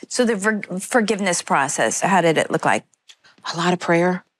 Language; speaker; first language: English; native; English